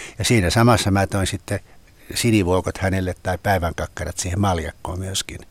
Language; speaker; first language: Finnish; native; Finnish